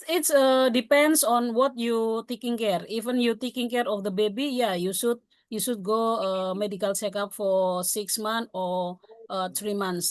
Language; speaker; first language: English; non-native, learner; Indonesian